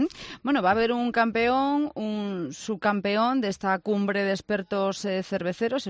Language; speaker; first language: Spanish; native; Spanish